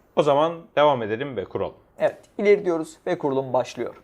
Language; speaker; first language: Turkish; native; Turkish